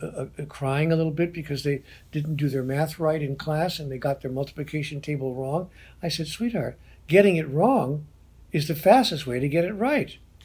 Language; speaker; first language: English; native; English